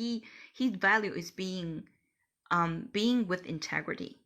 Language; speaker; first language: English; non-native, fluent; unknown